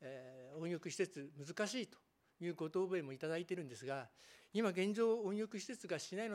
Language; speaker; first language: Japanese; native; Japanese